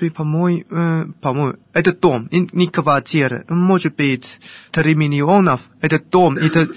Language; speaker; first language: Russian; non-native, learner; Chinese